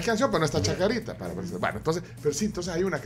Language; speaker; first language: Spanish; native; Spanish